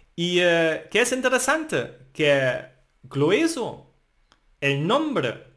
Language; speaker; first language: Spanish; non-native, fluent; German